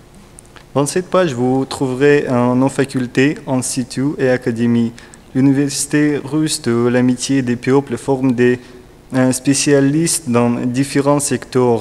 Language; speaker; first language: French; non-native, learner; Russian